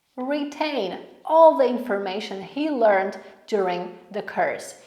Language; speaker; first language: English; non-native, fluent; Polish